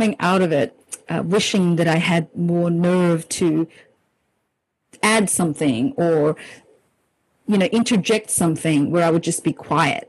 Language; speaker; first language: English; native; English